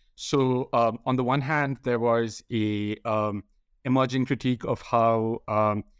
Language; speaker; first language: English; non-native, local second language; Hindi